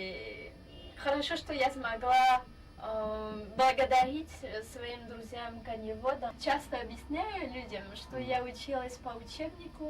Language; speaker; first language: Russian; non-native, fluent; French